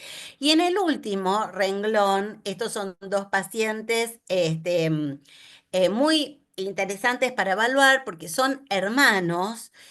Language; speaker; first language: Spanish; native; Spanish